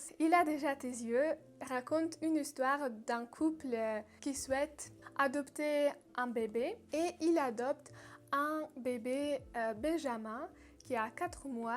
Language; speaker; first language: French; non-native, learner; Russian